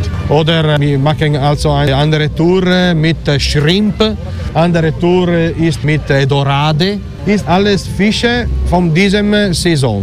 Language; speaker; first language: German; non-native, learner; Italian